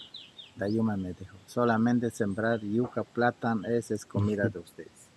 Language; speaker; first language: Spanish; non-native, local second language; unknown